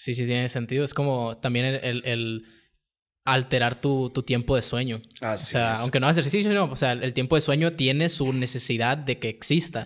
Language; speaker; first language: Spanish; native; Spanish